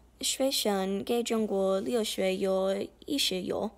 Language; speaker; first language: Chinese; non-native, learner; English